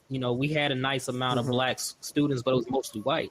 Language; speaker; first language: English; native; English